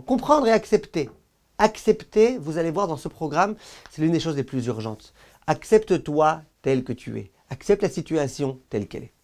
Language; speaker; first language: French; native; French